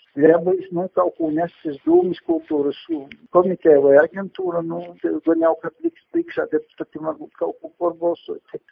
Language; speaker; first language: Latvian; native; Latvian